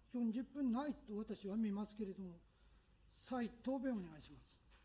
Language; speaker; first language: Japanese; native; Japanese